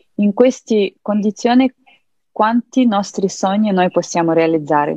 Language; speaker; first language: Italian; non-native, fluent; Ukrainian